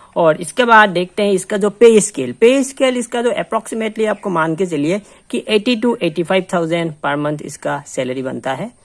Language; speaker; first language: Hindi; non-native, local second language; Assamese